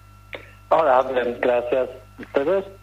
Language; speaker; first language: Spanish; non-native, learner; Polish